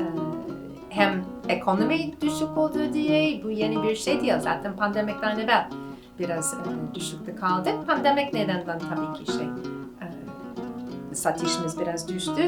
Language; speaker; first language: Turkish; non-native, learner; English